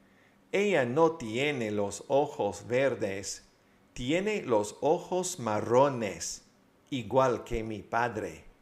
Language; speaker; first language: Spanish; non-native, fluent; English